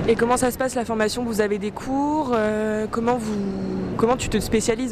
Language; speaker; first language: French; native; French